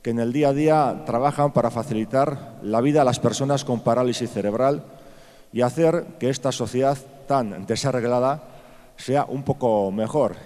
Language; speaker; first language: Spanish; non-native, local second language; Basque